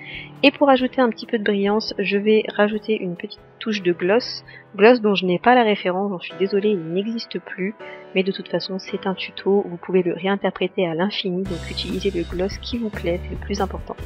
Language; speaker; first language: French; native; French